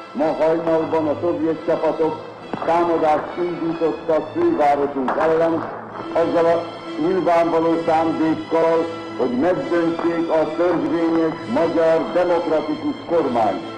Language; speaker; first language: Hungarian; native; Hungarian